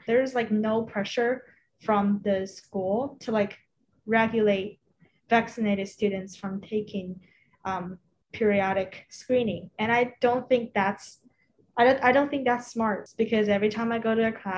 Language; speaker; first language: English; non-native, fluent; Chinese